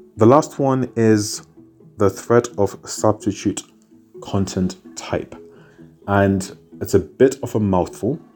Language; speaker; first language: English; native; English